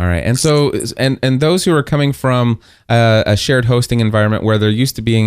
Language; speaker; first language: English; native; English